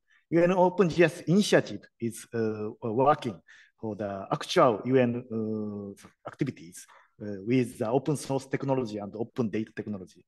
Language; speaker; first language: English; non-native, learner; Japanese